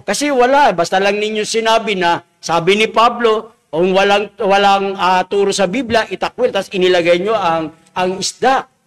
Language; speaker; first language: Filipino; native; Filipino